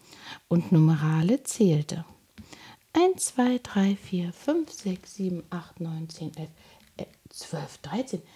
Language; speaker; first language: German; native; German